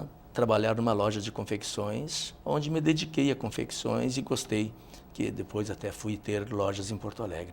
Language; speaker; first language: Portuguese; native; Portuguese